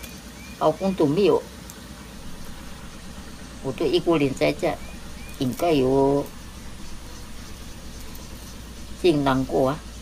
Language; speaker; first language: Chinese; non-native, local second language; Amis